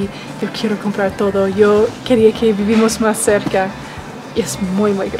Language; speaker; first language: Spanish; non-native, fluent; English